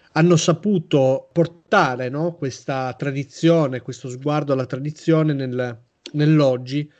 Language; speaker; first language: Italian; native; Italian